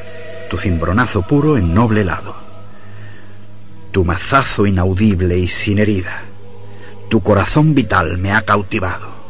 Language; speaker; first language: Spanish; native; Spanish